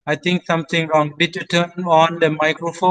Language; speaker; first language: English; non-native, fluent; Thai